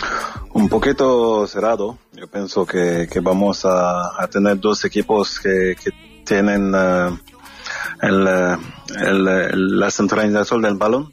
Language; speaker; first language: Spanish; non-native, fluent; French